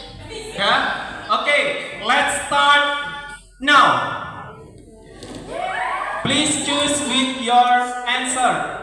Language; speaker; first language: English; non-native, learner; Indonesian